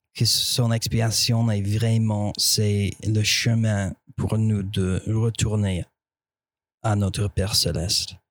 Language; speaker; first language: French; non-native, fluent; English